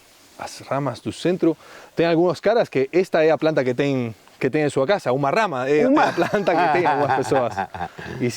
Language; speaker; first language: Portuguese; non-native, learner; Spanish